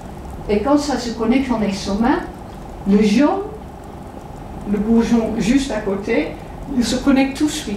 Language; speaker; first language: French; non-native, fluent; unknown